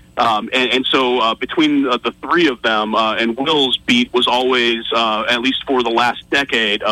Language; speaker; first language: English; native; English